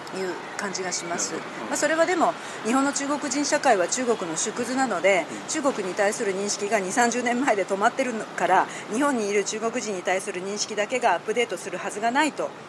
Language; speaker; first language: Japanese; native; Japanese